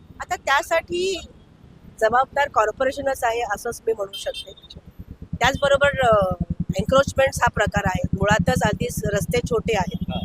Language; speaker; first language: Marathi; native; Marathi